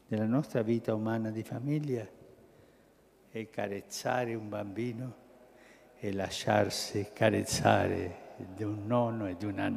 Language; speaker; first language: Italian; early bilingual, heritage; Spanish